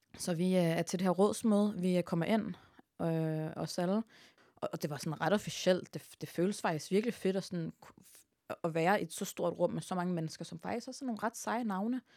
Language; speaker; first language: Danish; early bilingual, other home language; Arabic